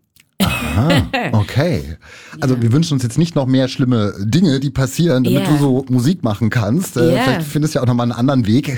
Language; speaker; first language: German; native; German